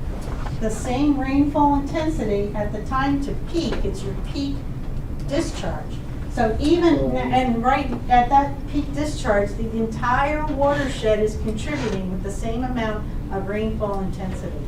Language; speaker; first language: English; native; English